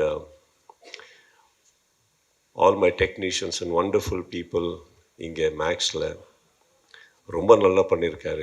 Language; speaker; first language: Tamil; non-native, learner; Kannada